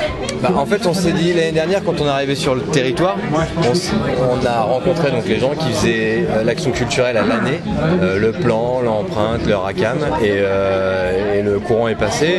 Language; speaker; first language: French; native; French